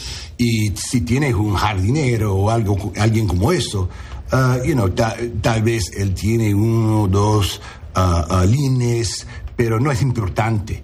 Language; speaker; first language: Spanish; non-native, learner; English